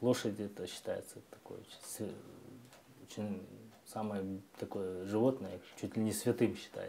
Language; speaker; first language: Russian; non-native, local second language; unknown